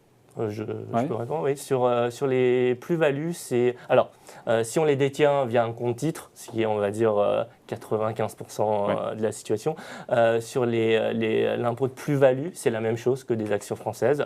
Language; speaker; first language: French; native; French